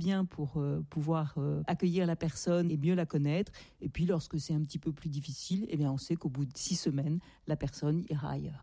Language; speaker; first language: French; native; French